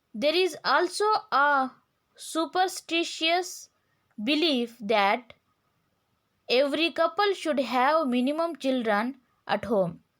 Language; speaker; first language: English; non-native, local second language; Kannada